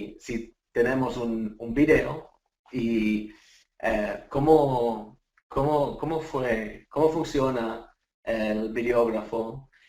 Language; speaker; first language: Spanish; non-native, learner; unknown